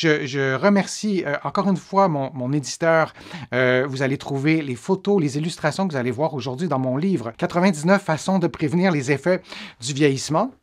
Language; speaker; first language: French; native; French